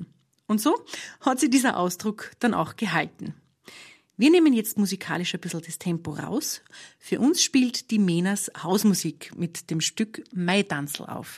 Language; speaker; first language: German; native; German